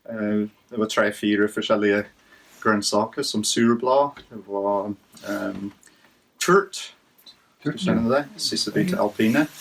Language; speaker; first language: Norwegian; non-native, fluent; English